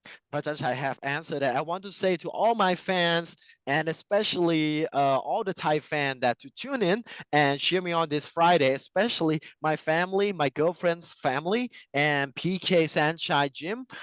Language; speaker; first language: English; non-native, fluent; Thai